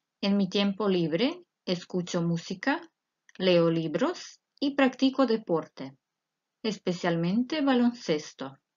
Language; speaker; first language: Spanish; non-native, fluent; Croatian